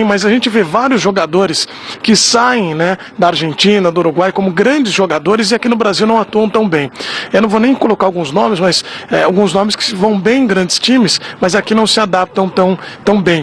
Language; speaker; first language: Portuguese; native; Portuguese